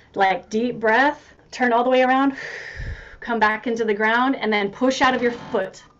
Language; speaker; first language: English; native; English